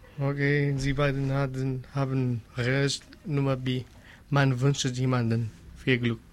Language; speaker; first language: German; non-native, learner; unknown